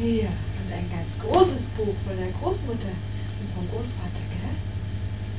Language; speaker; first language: German; native; German